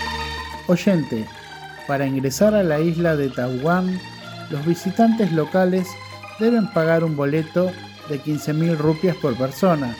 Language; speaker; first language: Spanish; non-native, fluent; Indonesian